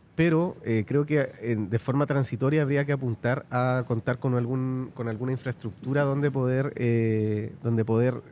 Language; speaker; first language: Spanish; native; Spanish